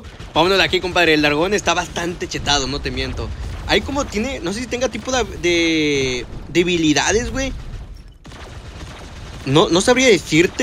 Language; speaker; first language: Spanish; native; Spanish